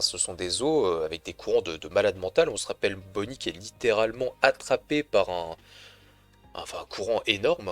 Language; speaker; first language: French; native; French